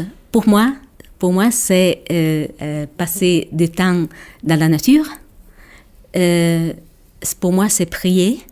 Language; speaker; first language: French; non-native, local second language; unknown